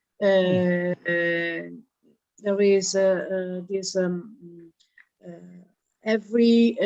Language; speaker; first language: English; non-native, learner; Italian